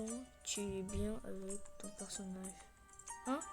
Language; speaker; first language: French; early bilingual, other home language; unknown